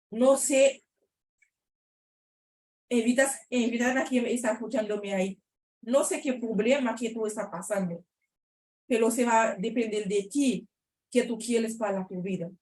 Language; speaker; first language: Spanish; non-native, learner; Haitian Creole